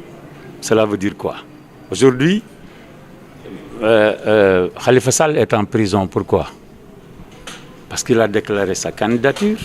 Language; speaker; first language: French; non-native, local second language; Wolof